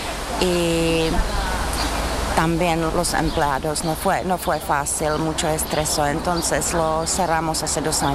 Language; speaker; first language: Spanish; non-native, learner; Czech